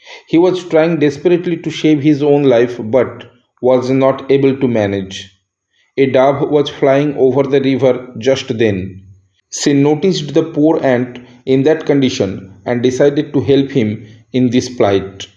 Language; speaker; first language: English; non-native, local second language; Bangla